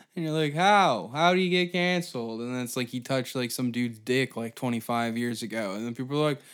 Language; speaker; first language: English; native; English